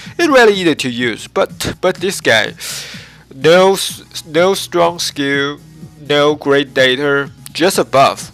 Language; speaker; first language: English; non-native, learner; Japanese